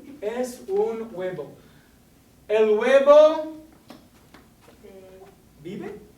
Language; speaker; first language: Spanish; non-native, fluent; English